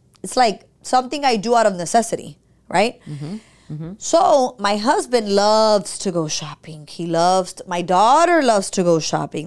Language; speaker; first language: English; early bilingual, other home language; Spanish